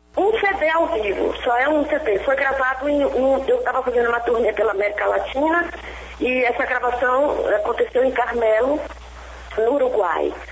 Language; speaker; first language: Portuguese; native; Portuguese